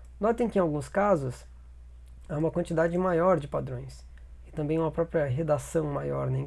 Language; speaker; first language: Portuguese; native; Portuguese